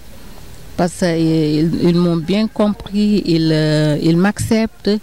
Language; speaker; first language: French; non-native, local second language; Wolof